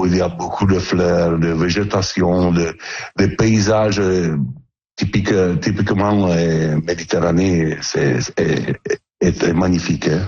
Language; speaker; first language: French; non-native, learner; Italian